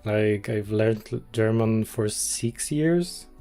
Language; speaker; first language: English; non-native, fluent; Polish